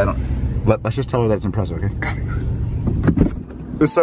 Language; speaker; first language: English; native; English